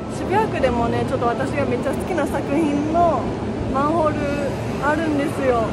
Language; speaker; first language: Japanese; early bilingual, other home language; Chinese